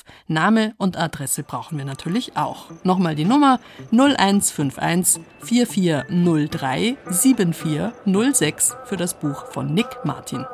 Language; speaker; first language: German; native; German